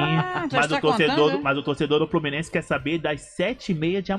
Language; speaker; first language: Portuguese; native; Portuguese